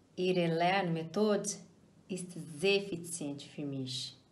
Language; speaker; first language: German; non-native, fluent; Portuguese